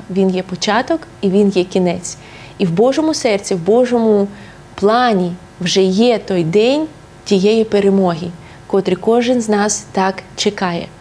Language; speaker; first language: Ukrainian; non-native, local second language; Russian